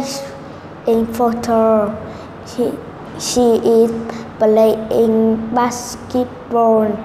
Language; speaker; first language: English; non-native, learner; Vietnamese